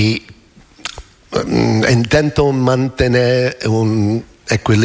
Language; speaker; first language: Spanish; non-native, learner; English